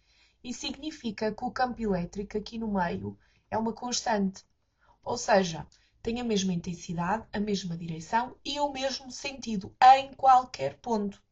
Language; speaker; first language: Portuguese; native; Portuguese